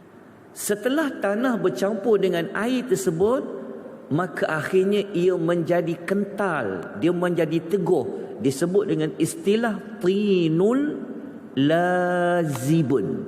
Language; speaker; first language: Malay; native; Malay